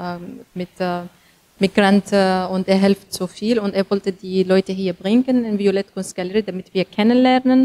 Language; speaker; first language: German; non-native, learner; Kurdish